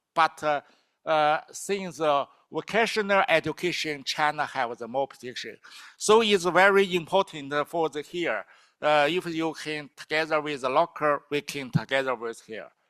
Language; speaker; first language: English; non-native, learner; Chinese